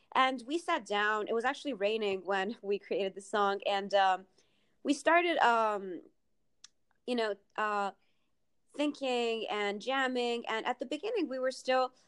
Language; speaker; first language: English; early bilingual, other home language; Italian